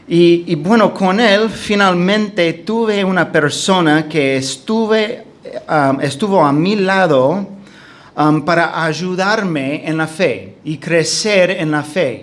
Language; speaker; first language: Spanish; non-native, fluent; English